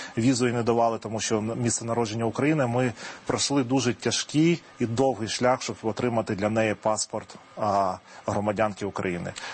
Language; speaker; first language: Ukrainian; native; Ukrainian